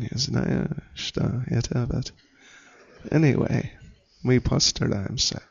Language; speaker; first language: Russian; non-native, learner; English